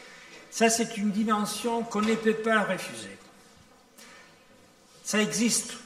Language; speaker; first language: French; non-native, fluent; Italian